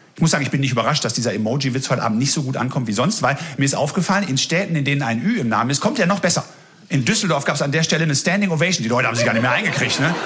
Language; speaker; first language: German; native; German